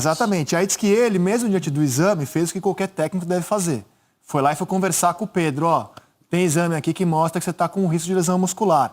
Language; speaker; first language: Portuguese; native; Portuguese